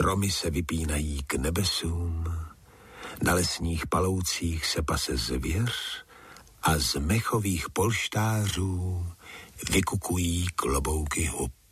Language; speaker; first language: Czech; native; Czech